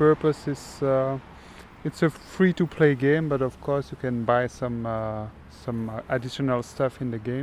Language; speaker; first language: English; non-native, fluent; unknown